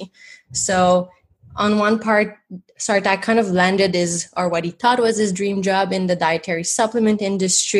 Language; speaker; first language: English; non-native, fluent; French